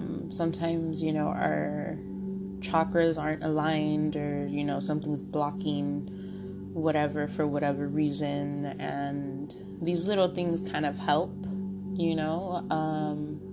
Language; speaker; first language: English; early bilingual, other home language; Spanish